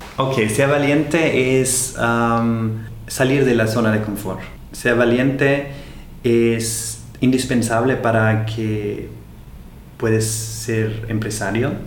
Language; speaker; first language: Spanish; non-native, fluent; German